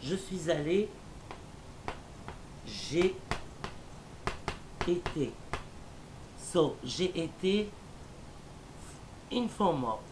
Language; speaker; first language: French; non-native, learner; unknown